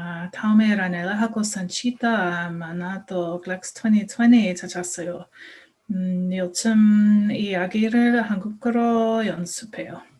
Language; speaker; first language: Korean; non-native, learner; English